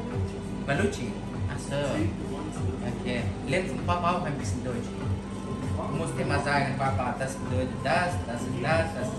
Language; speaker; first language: German; non-native, learner; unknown